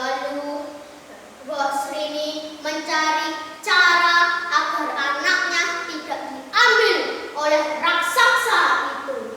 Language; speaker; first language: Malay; non-native, local second language; Javanese